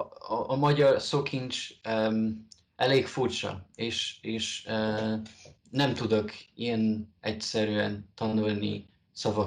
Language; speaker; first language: Hungarian; non-native, learner; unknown